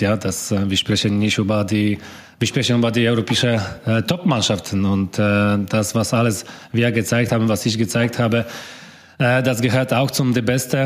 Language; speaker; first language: German; non-native, learner; Polish